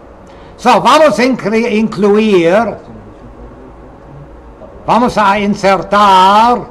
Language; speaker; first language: Spanish; non-native, fluent; English